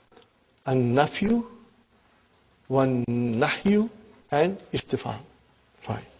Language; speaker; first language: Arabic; non-native, fluent; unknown